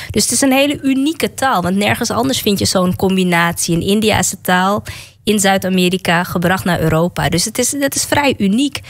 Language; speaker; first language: Dutch; native; Dutch